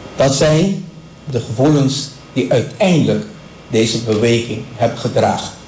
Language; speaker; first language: Dutch; non-native, local second language; Papiamento